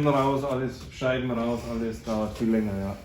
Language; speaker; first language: German; native; German